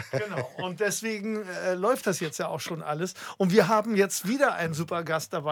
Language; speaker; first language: German; native; German